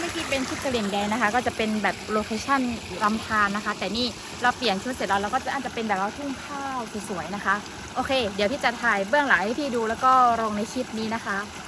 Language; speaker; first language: Thai; non-native, local second language; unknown